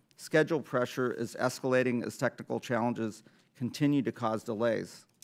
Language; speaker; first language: English; native; English